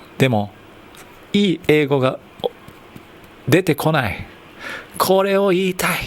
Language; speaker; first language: Japanese; native; Japanese